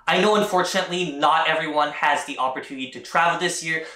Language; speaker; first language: English; native; English